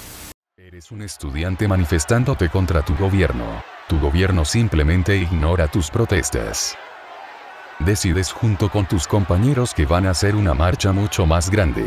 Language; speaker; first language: Spanish; native; Spanish